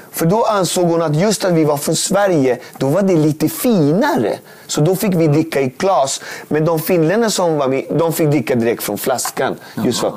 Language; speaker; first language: Swedish; native; Swedish